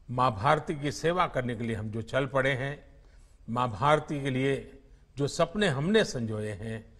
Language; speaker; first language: Hindi; non-native, local second language; Gujarati